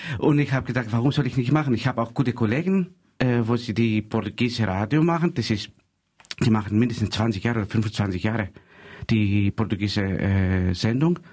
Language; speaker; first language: German; non-native, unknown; Greek